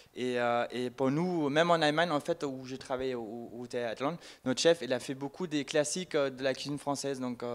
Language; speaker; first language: French; non-native, fluent; German